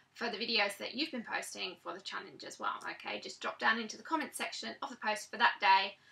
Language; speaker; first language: English; native; English